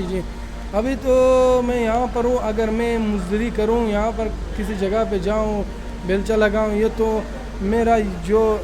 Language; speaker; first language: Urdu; non-native, local second language; Pashto